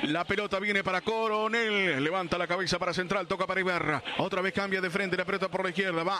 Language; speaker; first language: Spanish; native; Spanish